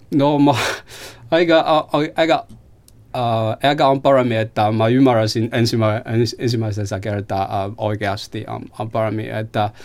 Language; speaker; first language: Finnish; non-native, fluent; Chinese